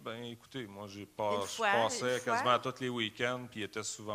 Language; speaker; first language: French; native; French